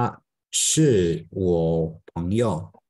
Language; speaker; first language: Chinese; non-native, learner; Spanish